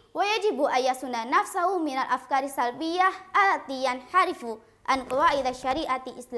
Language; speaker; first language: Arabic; non-native, learner; Indonesian